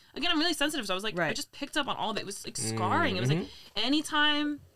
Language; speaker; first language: English; native; English